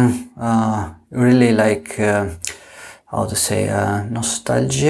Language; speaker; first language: English; non-native, fluent; Italian